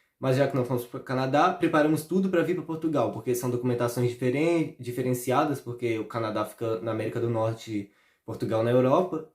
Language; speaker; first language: Portuguese; native; Portuguese